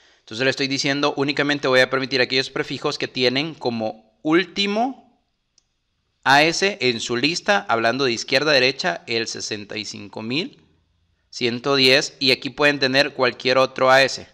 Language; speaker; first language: Spanish; native; Spanish